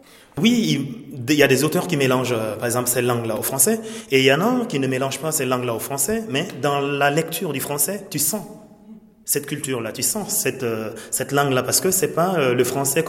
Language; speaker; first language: French; non-native, local second language; Mossi